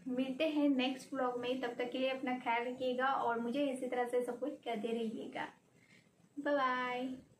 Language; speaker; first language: Hindi; non-native, local second language; Marathi